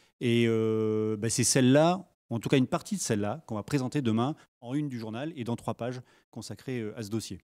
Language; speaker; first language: French; native; French